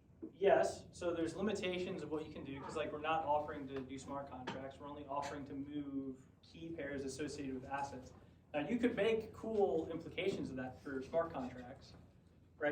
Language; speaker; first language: English; native; English